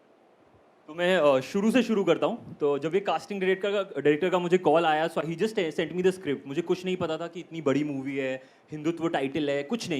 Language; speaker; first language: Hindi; native; Hindi